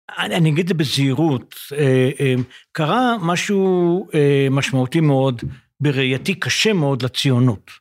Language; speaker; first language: Hebrew; native; Hebrew